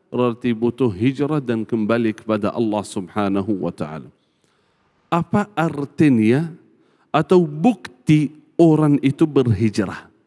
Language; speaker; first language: Malay; non-native, fluent; Arabic